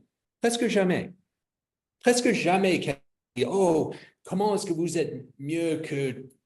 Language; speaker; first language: French; non-native, fluent; English